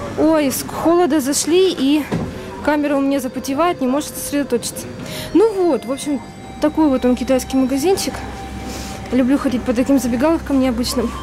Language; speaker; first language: Russian; native; Russian